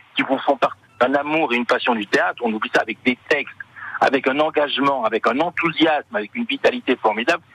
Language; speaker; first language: French; native; French